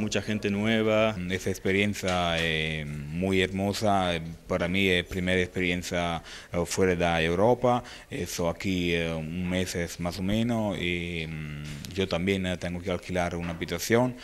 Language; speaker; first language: Spanish; non-native, learner; Italian